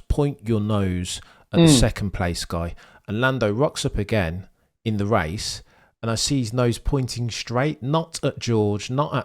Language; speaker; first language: English; native; English